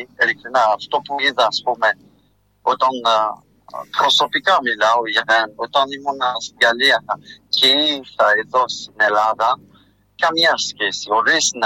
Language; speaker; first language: Greek; non-native, fluent; French